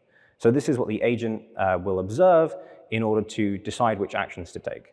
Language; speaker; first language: English; native; English